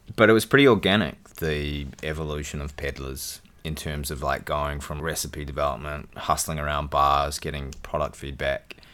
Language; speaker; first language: English; native; English